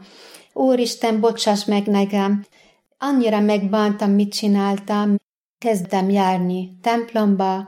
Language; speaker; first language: Hungarian; non-native, learner; Arabic